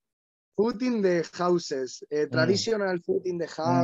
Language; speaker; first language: English; non-native, learner; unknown